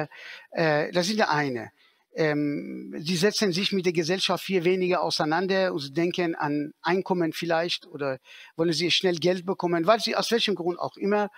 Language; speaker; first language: German; non-native, fluent; Persian